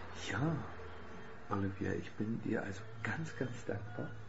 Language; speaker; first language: German; native; German